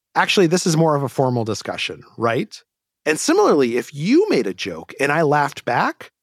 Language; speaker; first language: English; native; English